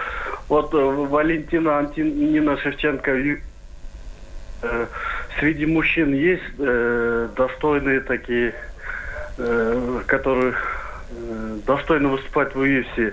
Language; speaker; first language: Russian; non-native, local second language; Kyrgyz